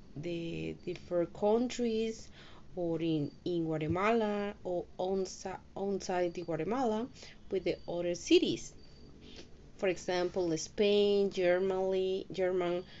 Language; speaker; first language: English; non-native, learner; Spanish